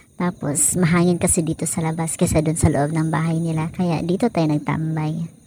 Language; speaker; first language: Filipino; non-native, local second language; Cebuano